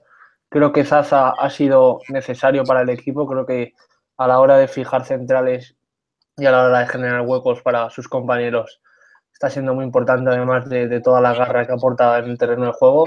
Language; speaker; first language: Spanish; native; Spanish